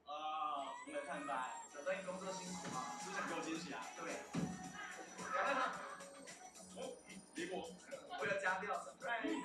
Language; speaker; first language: Chinese; native; Chinese